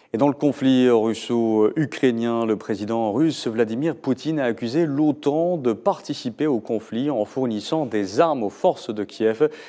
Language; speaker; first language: French; non-native, local second language; Arabic